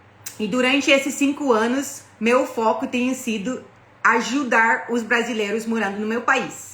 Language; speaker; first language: Portuguese; non-native, fluent; English